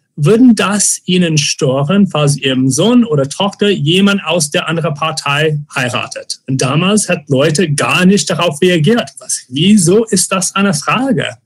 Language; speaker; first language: German; non-native, fluent; English